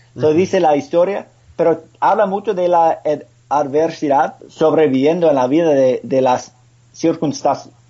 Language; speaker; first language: Spanish; non-native, fluent; English